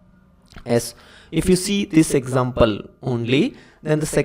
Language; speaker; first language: English; non-native, local second language; Kannada